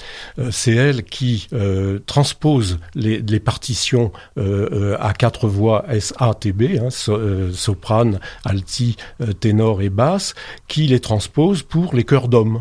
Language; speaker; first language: French; native; French